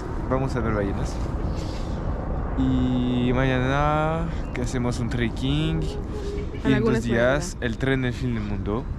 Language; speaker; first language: Spanish; non-native, learner; French